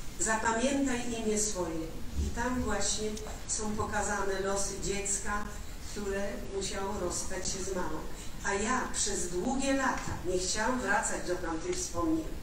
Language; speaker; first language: Polish; early bilingual, other home language; Russian